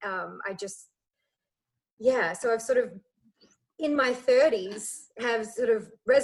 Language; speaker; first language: English; native; English